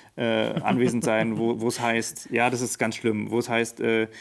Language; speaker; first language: German; native; German